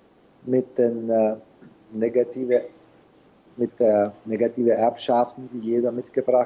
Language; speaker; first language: German; non-native, fluent; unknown